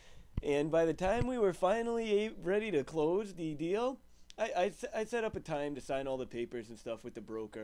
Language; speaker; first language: English; native; English